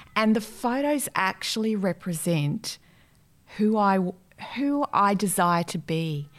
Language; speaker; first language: English; native; English